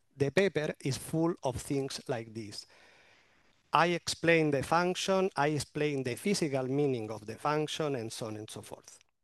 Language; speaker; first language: English; non-native, fluent; Italian